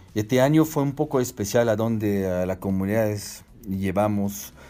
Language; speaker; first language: Spanish; non-native, fluent; French